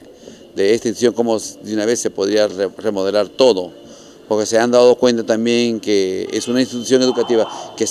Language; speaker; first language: Spanish; native; Spanish